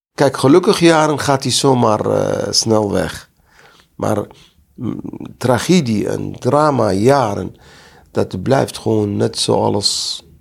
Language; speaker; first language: Dutch; non-native, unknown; Arabic